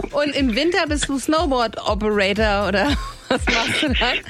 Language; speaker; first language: German; native; German